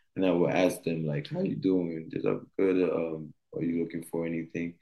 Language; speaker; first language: English; early bilingual, other home language; French